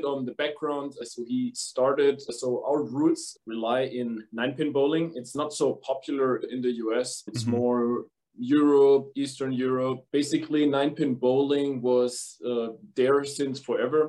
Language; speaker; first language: English; non-native, fluent; German